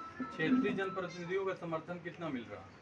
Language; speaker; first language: Hindi; native; Hindi